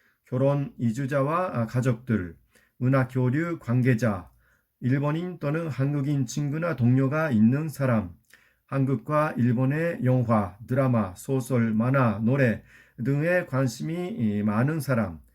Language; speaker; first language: Korean; non-native, fluent; Japanese